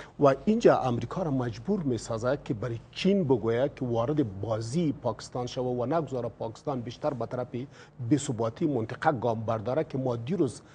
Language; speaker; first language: Persian; native; Persian